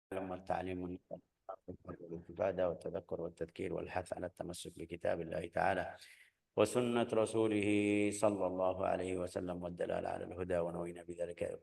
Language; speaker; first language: Arabic; native; Arabic